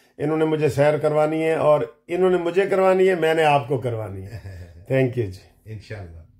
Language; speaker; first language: Urdu; non-native, local second language; Punjabi